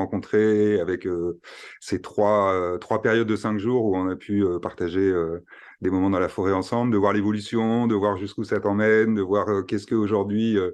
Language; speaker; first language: French; native; French